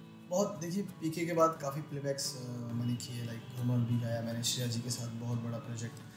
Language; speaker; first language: Hindi; non-native, local second language; Marwari